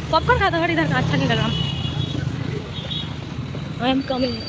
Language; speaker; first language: Hindi; non-native, local second language; Bangla